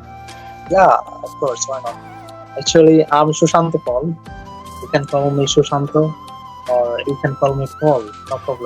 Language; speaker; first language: English; non-native, learner; Bangla